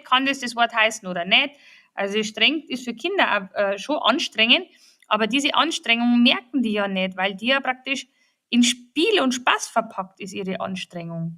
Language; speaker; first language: German; native; German